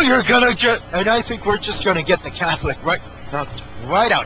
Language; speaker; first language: English; native; English